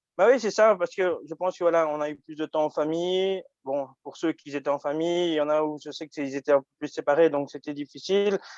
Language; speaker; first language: French; early bilingual, other home language; Japanese